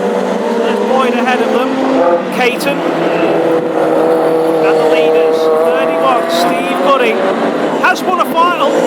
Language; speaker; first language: English; native; English